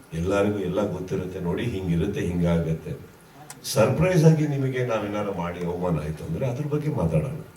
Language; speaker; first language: Kannada; native; Kannada